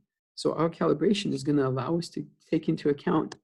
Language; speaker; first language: English; native; English